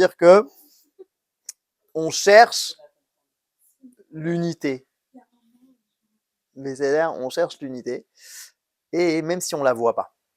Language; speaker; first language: French; native; French